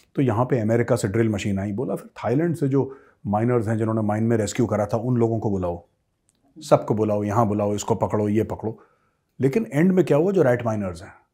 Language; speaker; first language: Hindi; native; Hindi